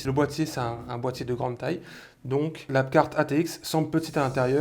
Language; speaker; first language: French; native; French